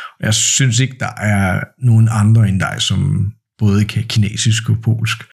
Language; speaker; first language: Danish; non-native, fluent; Polish